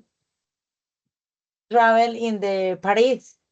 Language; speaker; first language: English; non-native, learner; Spanish